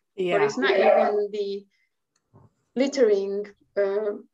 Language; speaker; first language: English; non-native, fluent; Hungarian